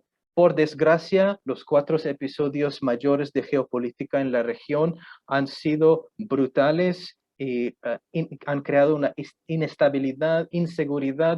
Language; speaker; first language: Spanish; non-native, fluent; Punjabi